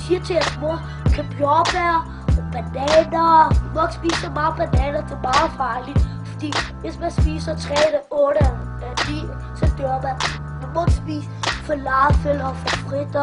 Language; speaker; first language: Danish; early bilingual, other home language; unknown